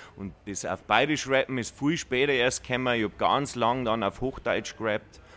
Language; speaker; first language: German; native; German